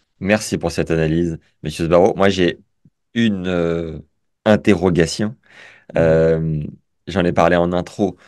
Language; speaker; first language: French; native; French